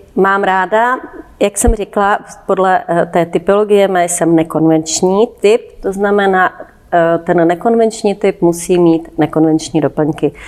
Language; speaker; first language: Czech; native; Czech